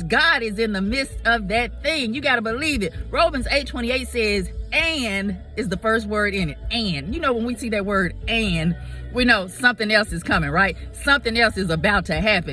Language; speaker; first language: English; native; English